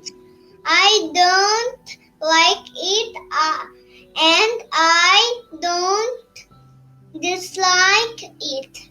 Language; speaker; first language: English; non-native, learner; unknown